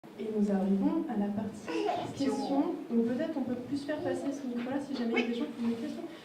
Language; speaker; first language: French; native; French